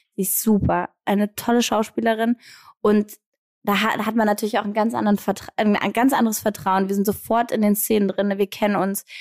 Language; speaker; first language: German; early bilingual, other home language; Greek